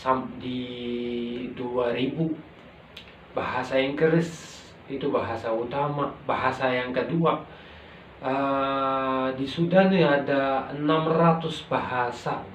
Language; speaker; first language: Indonesian; non-native, local second language; Arabic